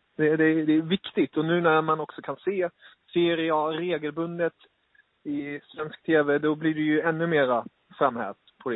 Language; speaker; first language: Swedish; native; Swedish